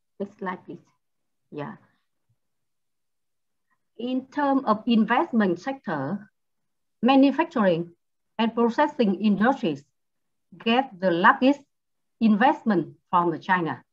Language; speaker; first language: English; non-native, learner; Vietnamese